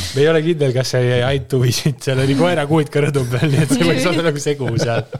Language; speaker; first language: Estonian; native; Estonian